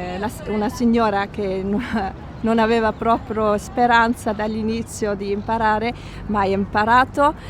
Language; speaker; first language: Italian; non-native, fluent; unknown